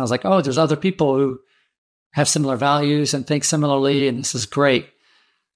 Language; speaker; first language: English; native; English